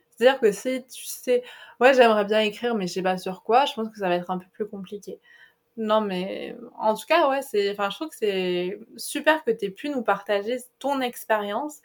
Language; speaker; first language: French; native; French